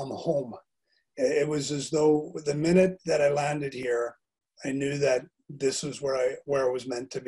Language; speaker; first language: English; native; English